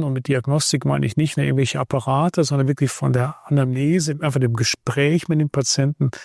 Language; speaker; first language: German; native; German